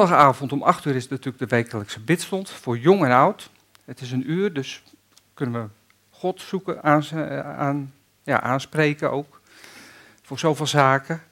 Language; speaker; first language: Dutch; native; Dutch